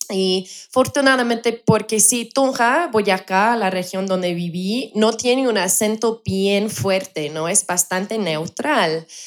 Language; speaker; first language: Spanish; non-native, fluent; English